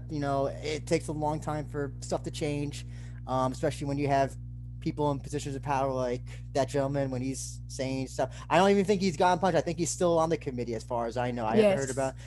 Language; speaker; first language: English; native; English